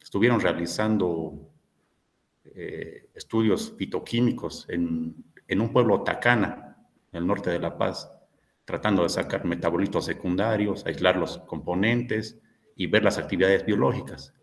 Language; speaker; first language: Spanish; native; Spanish